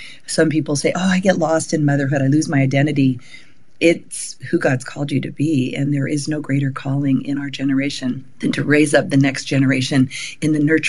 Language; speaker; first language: English; native; English